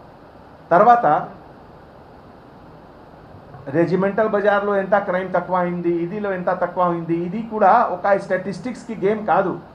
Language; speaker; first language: Telugu; non-native, fluent; Hindi